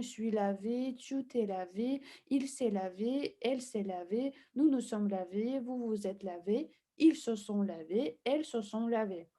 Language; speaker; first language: French; non-native, fluent; Russian